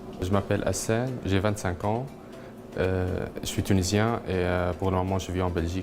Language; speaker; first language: French; non-native, local second language; Arabic